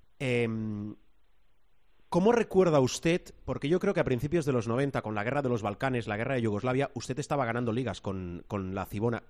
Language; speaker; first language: Spanish; native; Spanish